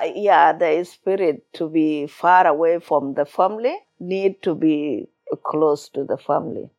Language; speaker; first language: English; non-native, learner; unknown